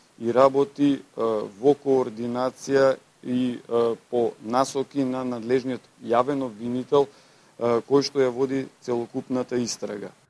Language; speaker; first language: Macedonian; native; Macedonian